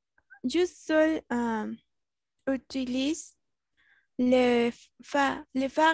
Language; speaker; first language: French; non-native, learner; Spanish